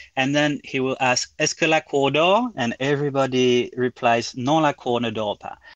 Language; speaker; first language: English; non-native, fluent; French